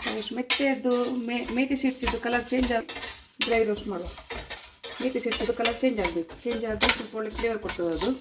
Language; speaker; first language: Kannada; non-native, local second language; Konkani